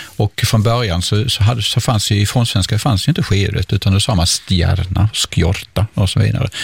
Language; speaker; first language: Swedish; native; Swedish